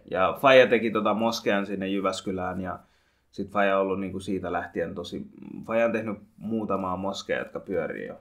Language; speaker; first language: Finnish; early bilingual, other home language; Bangla